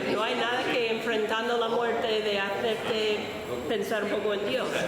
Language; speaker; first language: Spanish; non-native, fluent; English